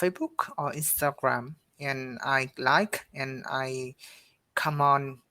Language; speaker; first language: English; non-native, learner; Vietnamese